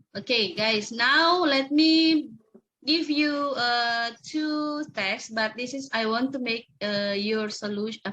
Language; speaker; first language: English; non-native, local second language; Indonesian